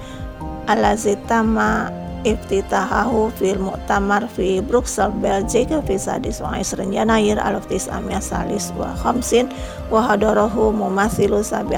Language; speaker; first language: Arabic; non-native, fluent; Indonesian